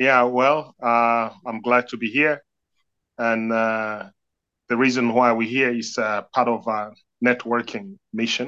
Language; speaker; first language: English; non-native, fluent; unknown